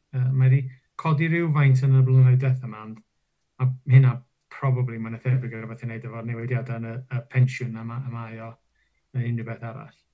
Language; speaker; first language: Welsh; non-native, local second language; English